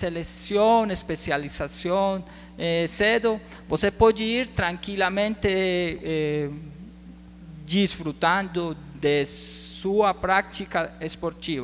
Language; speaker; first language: Portuguese; non-native, learner; Spanish